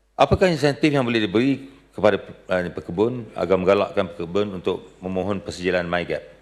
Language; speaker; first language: Malay; native; Malay